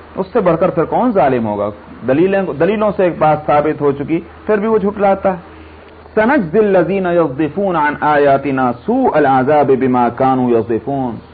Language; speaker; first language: Urdu; native; Urdu